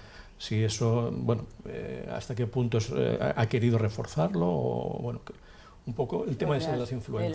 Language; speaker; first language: Spanish; native; Spanish